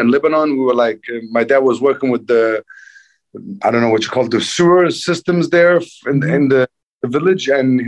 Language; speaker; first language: English; non-native, fluent; Danish